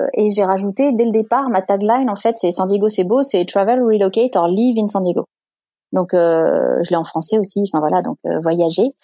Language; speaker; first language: French; native; French